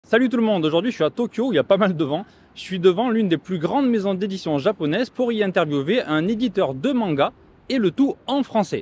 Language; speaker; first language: French; native; French